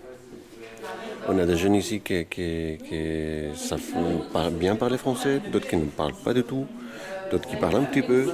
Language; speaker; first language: French; native; French